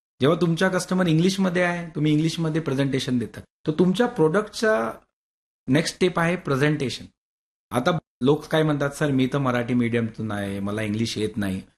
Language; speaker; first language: Marathi; non-native, local second language; Hindi